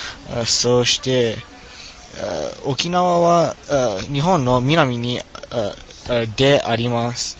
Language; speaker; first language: Japanese; non-native, learner; English